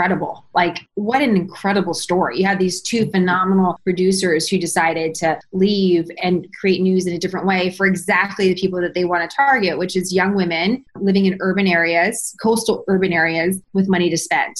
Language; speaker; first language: English; native; English